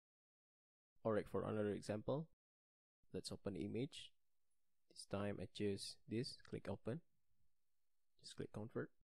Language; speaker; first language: English; non-native, learner; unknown